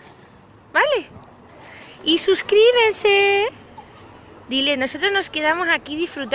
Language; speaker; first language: Spanish; native; Spanish